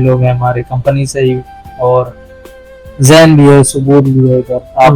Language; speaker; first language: Hindi; native; Hindi